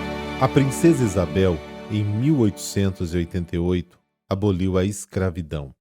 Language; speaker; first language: Portuguese; native; Portuguese